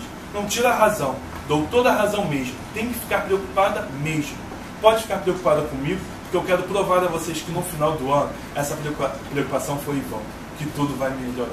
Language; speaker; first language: Portuguese; native; Portuguese